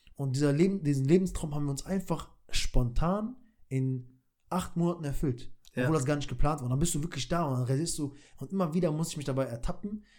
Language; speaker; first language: German; early bilingual, other home language; Albanian